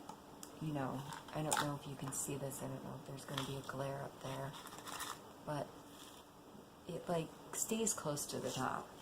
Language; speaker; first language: English; native; English